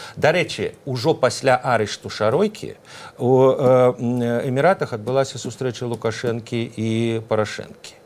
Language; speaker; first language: Belarusian; non-native, local second language; Russian